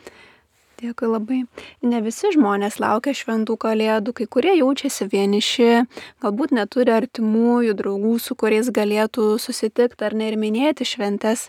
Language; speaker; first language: Lithuanian; native; Lithuanian